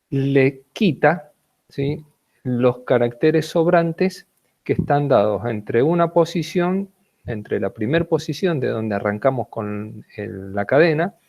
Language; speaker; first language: Spanish; native; Spanish